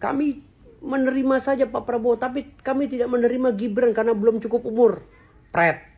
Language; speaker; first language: Indonesian; native; Indonesian